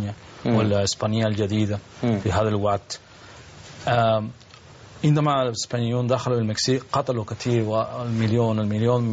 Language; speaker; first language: Arabic; non-native, learner; Spanish